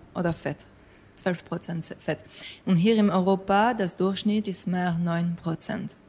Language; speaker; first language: German; non-native, fluent; English